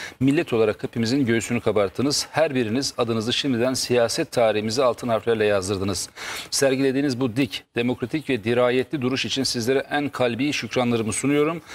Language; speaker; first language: Turkish; native; Turkish